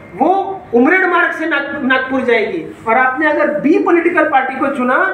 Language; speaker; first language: Hindi; non-native, local second language; Marathi